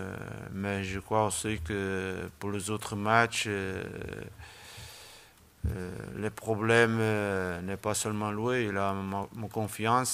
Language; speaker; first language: French; non-native, learner; Portuguese